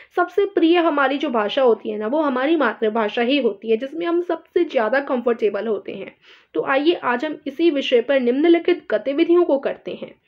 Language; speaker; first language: Hindi; native; Hindi